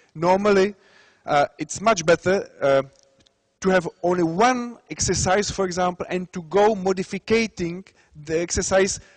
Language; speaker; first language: English; non-native, fluent; Czech